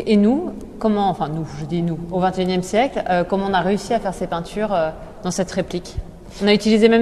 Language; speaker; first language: French; native; French